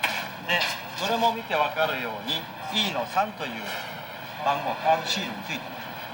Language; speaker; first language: Japanese; native; Japanese